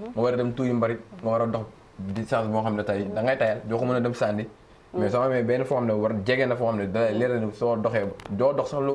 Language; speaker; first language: Wolof; native; Wolof